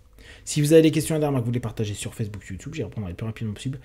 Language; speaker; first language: French; native; French